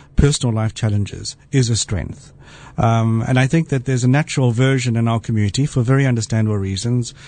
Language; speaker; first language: English; native; English